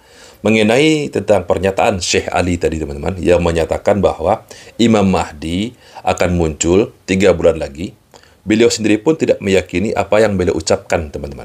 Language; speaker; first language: Indonesian; native; Indonesian